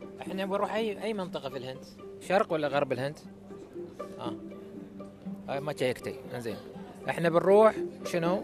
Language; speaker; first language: Arabic; native; Arabic